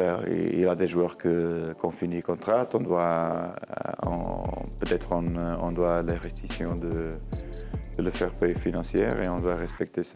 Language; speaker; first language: French; non-native, learner; Portuguese